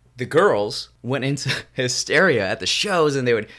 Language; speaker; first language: English; native; English